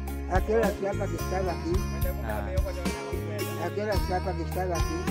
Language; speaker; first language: Portuguese; non-native, local second language; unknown